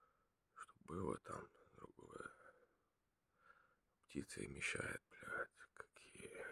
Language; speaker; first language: Russian; non-native, learner; Bulgarian